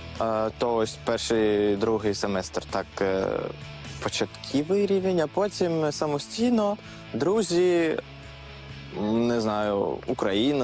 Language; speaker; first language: Ukrainian; non-native, fluent; Uzbek